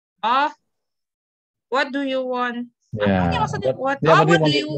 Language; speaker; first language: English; non-native, learner; Indonesian